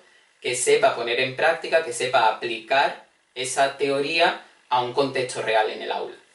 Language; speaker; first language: Spanish; native; Spanish